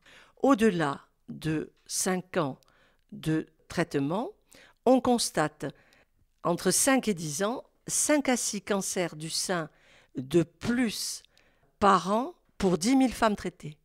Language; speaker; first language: French; native; French